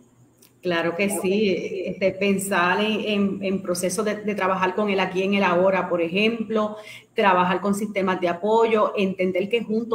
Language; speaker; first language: Spanish; native; Spanish